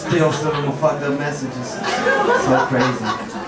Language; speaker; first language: English; native; English